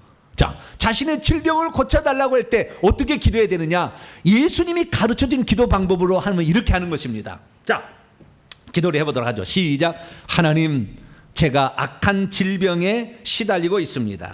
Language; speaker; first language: Korean; native; Korean